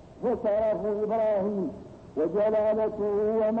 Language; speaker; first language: Arabic; native; Arabic